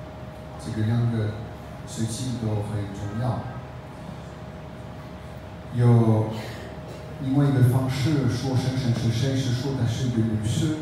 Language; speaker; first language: Chinese; non-native, fluent; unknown